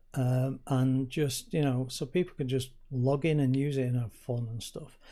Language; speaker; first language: English; native; English